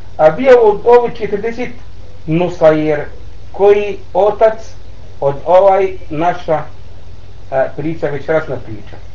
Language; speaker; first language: Bosnian; non-native, learner; Arabic